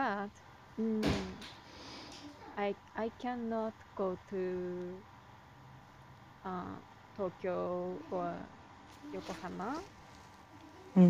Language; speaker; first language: English; non-native, learner; Japanese